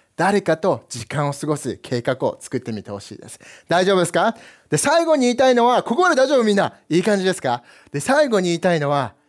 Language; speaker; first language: Japanese; early bilingual, heritage; Japanese